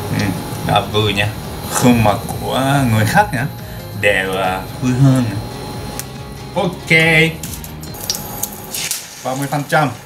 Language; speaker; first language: Vietnamese; non-native, learner; Japanese